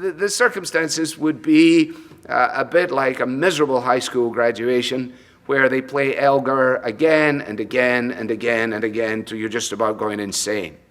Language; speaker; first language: English; native; English